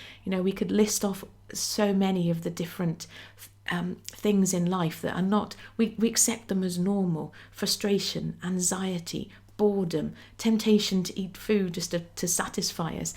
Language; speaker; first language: English; native; English